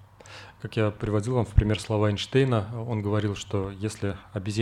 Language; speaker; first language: Russian; native; Russian